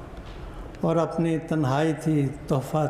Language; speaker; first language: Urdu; non-native, local second language; Punjabi